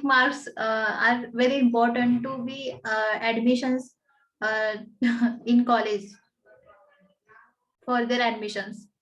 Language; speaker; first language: English; non-native, learner; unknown